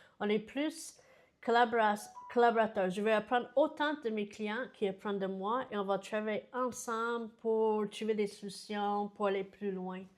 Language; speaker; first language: French; non-native, fluent; English